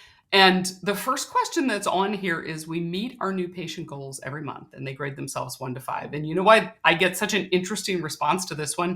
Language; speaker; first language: English; native; English